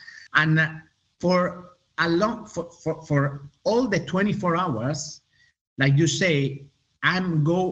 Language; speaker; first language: English; non-native, learner; Spanish